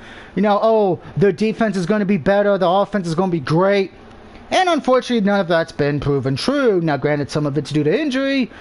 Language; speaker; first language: English; native; English